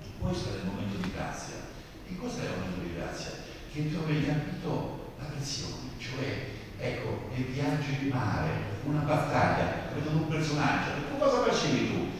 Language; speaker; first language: Italian; native; Italian